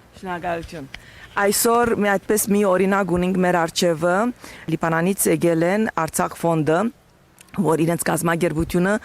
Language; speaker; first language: Armenian; early bilingual, heritage; Armenian